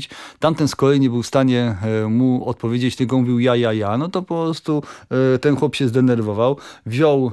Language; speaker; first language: Polish; native; Polish